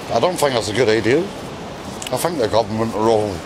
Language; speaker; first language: English; native; English